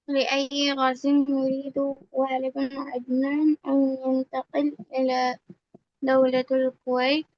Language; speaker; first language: Arabic; non-native, learner; Urdu